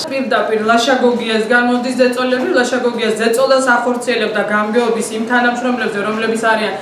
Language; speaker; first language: Georgian; native; Georgian